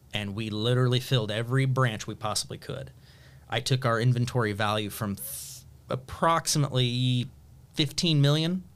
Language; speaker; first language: English; native; English